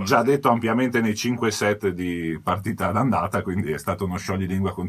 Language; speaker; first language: Italian; native; Italian